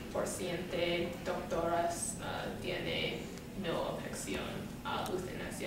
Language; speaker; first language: Spanish; non-native, learner; English